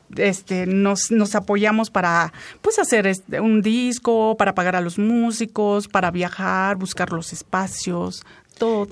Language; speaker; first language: Spanish; native; Spanish